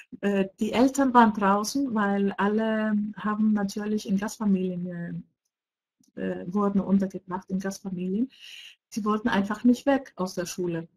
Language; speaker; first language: German; non-native, fluent; Greek